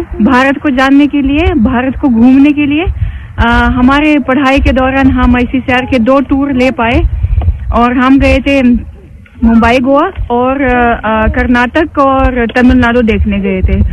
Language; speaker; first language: Hindi; non-native, fluent; Russian